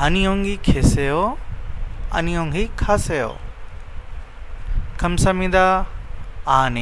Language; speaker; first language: Korean; non-native, fluent; Urdu